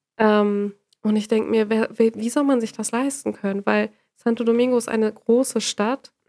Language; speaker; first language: German; native; German